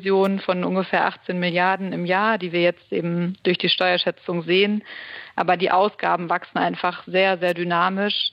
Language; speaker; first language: German; native; German